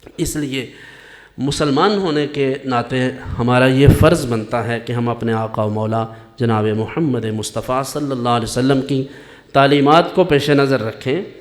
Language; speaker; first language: Urdu; non-native, local second language; Punjabi